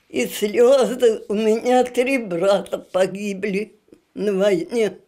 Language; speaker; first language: Russian; native; Russian